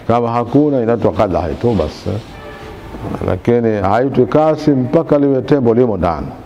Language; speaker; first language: Swahili; native; Swahili